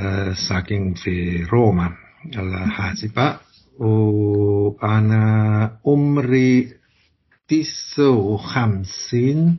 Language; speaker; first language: Arabic; non-native, learner; Italian